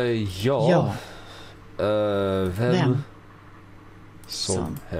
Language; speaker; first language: Swedish; non-native, learner; English